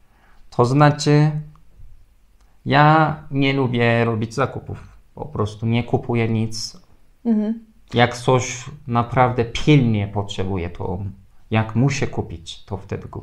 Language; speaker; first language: Polish; non-native, fluent; Turkish